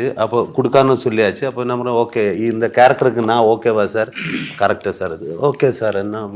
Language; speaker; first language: Tamil; non-native, learner; Malayalam